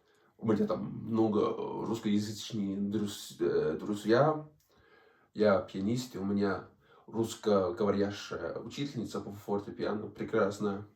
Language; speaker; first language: Russian; non-native, fluent; Danish